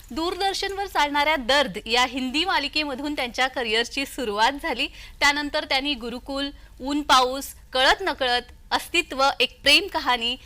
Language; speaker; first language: Marathi; native; Marathi